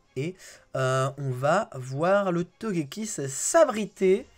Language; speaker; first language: French; native; French